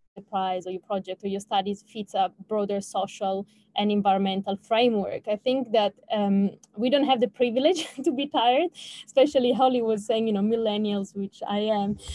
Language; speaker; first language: English; non-native, fluent; Italian